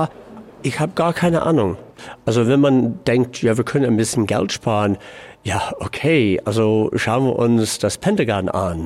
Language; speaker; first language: German; non-native, fluent; English